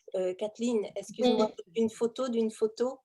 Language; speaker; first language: French; non-native, fluent; Italian